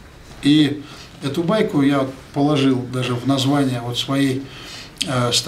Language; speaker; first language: Russian; native; Russian